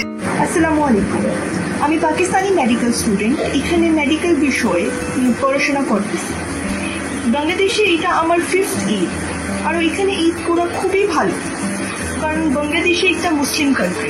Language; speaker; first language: Bangla; non-native, fluent; Urdu